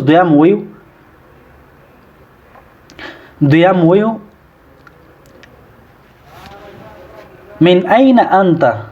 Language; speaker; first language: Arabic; non-native, fluent; Pashto